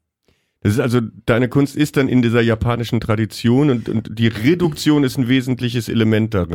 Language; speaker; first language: German; native; German